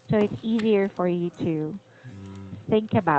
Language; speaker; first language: English; non-native, fluent; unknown